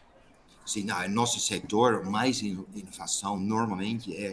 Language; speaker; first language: Portuguese; non-native, fluent; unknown